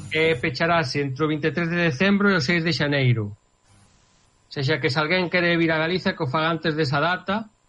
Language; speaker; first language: Galician; native; Galician